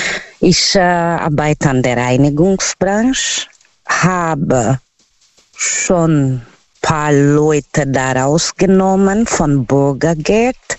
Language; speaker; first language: German; non-native, fluent; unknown